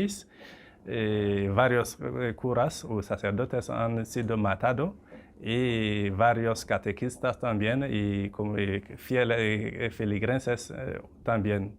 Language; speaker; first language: Spanish; non-native, fluent; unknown